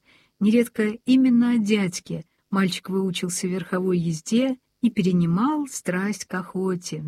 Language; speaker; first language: Russian; native; Russian